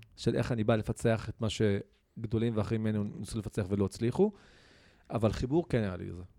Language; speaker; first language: Hebrew; non-native, local second language; Arabic